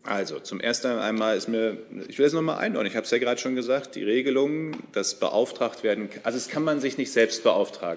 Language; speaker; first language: German; native; German